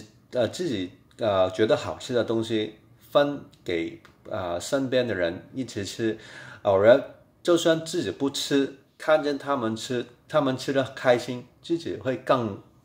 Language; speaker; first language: Chinese; non-native, fluent; Cantonese